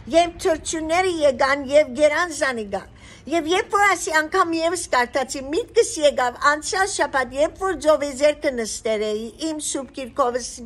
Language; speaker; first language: Armenian; early bilingual, heritage; Armenian